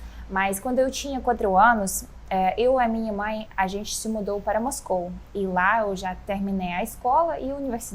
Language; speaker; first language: Portuguese; non-native, fluent; Russian